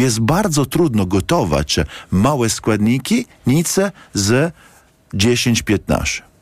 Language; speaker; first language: Polish; non-native, learner; Italian